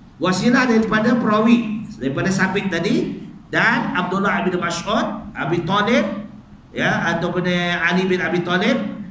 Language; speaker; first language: Malay; native; Malay